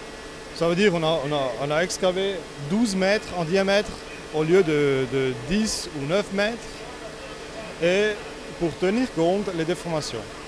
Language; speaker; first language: French; non-native, local second language; Italian